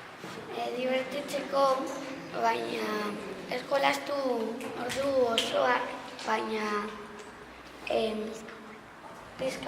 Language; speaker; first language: Basque; non-native, local second language; Spanish